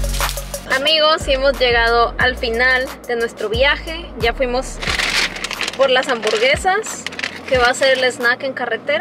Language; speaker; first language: Spanish; native; Spanish